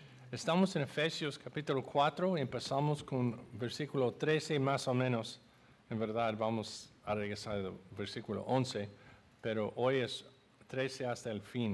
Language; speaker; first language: Spanish; non-native, learner; English